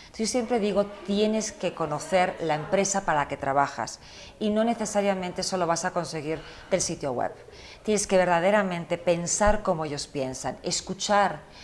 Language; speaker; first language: Spanish; early bilingual, heritage; Spanish